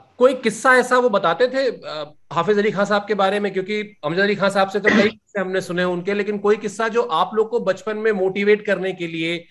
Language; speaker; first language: Hindi; native; Hindi